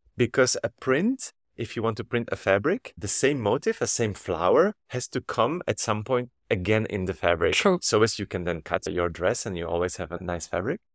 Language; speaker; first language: English; non-native, fluent; Slovak